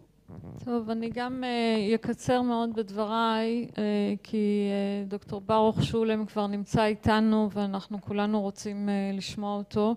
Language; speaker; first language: Hebrew; native; Hebrew